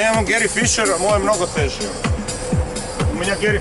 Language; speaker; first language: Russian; non-native, learner; Croatian